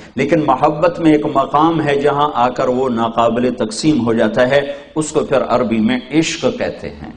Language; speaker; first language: Urdu; non-native, local second language; Saraiki